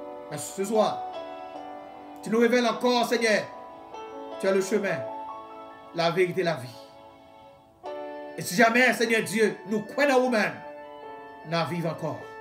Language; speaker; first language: French; native; French